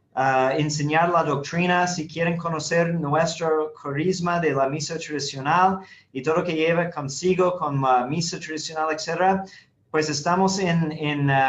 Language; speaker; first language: Spanish; non-native, fluent; English